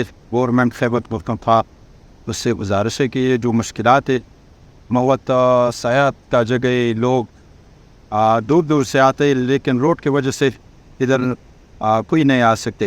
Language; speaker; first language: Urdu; non-native, local second language; Pashto